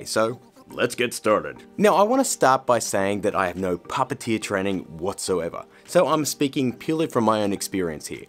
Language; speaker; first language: English; native; English